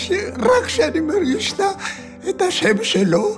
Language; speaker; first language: Hebrew; non-native, fluent; Ladino